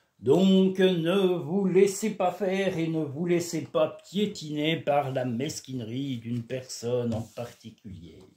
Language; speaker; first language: French; native; French